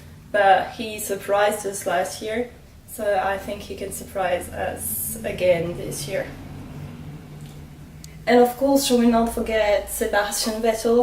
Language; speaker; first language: English; non-native, fluent; French